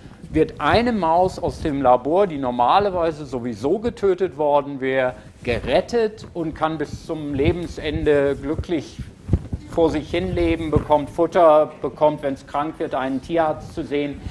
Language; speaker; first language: German; native; German